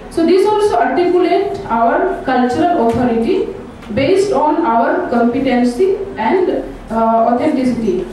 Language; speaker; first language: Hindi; non-native, local second language; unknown